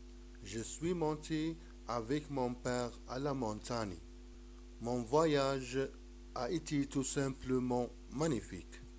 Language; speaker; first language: French; non-native, local second language; Arabic